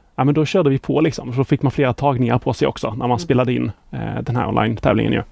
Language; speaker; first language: Swedish; native; Swedish